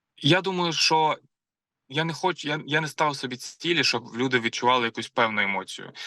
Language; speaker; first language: Ukrainian; non-native, local second language; Russian